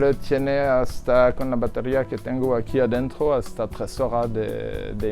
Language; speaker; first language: Spanish; non-native, learner; French